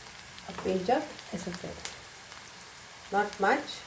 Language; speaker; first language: English; non-native, local second language; Konkani